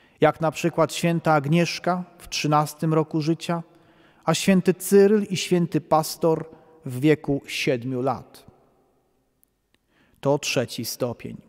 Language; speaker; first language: Polish; native; Polish